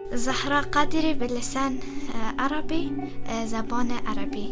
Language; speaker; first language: Arabic; non-native, learner; Persian